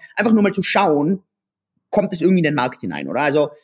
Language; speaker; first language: German; native; German